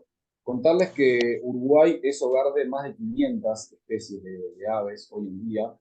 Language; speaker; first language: Spanish; native; Spanish